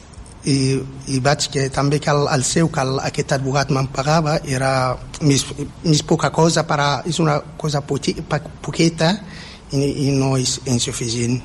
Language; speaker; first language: Catalan; non-native, fluent; Berber languages